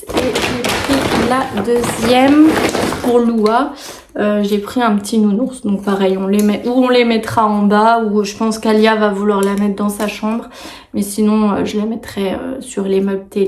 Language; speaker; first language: French; native; French